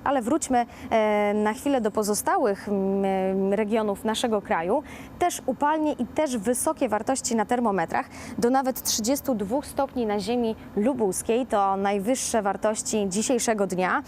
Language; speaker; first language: Polish; native; Polish